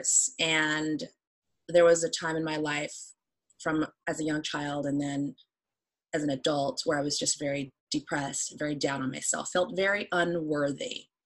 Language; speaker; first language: English; native; English